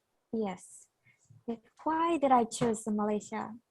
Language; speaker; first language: English; non-native, fluent; Japanese